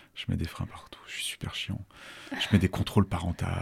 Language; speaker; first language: French; native; French